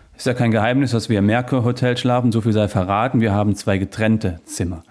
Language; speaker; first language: German; native; German